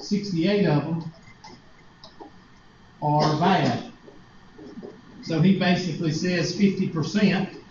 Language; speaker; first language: English; native; English